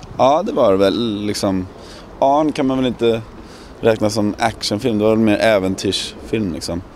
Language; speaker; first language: Swedish; native; Swedish